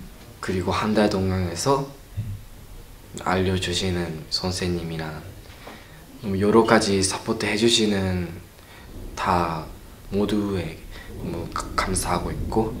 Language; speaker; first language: Korean; non-native, learner; Japanese